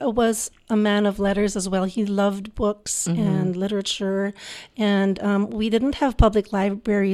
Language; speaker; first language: English; non-native, local second language; Filipino